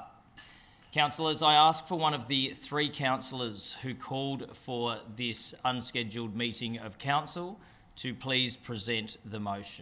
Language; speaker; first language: English; native; English